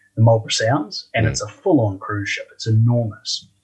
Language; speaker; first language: English; native; English